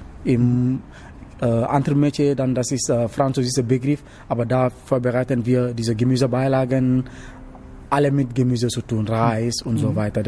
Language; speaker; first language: German; non-native, learner; Wolof